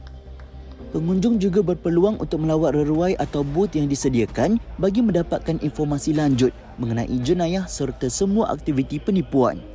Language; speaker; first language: Malay; native; Malay